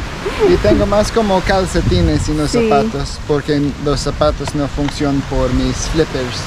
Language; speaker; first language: Spanish; non-native, learner; English